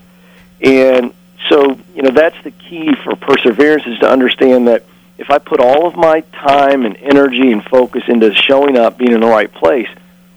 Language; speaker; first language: English; native; English